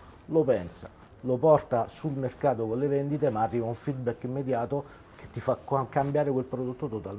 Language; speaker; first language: Italian; native; Italian